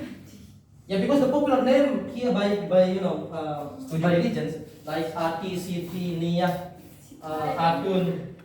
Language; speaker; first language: English; non-native, fluent; Indonesian